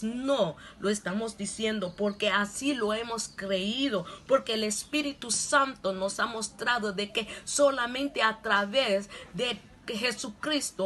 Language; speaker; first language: Spanish; non-native, local second language; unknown